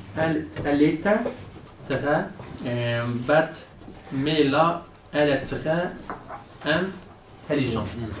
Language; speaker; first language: French; non-native, learner; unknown